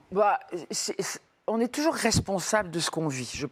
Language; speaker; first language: French; native; French